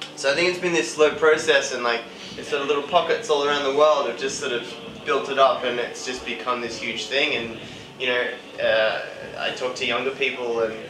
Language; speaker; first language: English; native; English